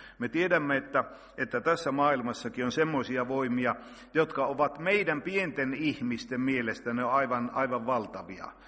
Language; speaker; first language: Finnish; native; Finnish